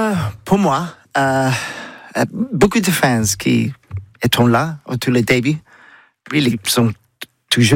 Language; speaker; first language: French; non-native, learner; English